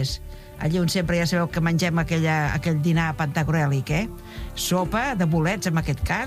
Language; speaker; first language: Catalan; native; Catalan